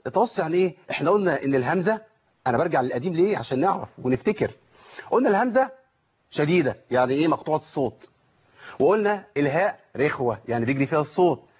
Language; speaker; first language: Arabic; native; Arabic